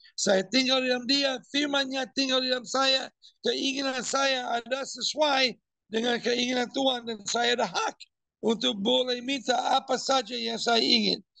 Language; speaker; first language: Indonesian; non-native, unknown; English